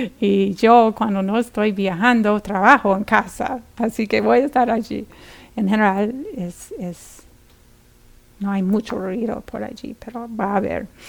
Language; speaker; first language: Spanish; non-native, fluent; English